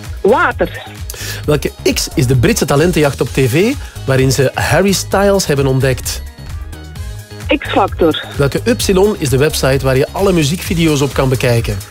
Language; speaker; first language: Dutch; native; Dutch